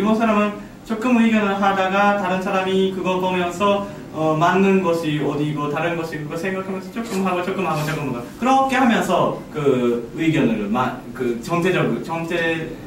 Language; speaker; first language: Korean; non-native, learner; Japanese